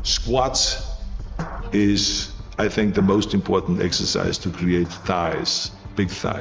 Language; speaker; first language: English; non-native, fluent; German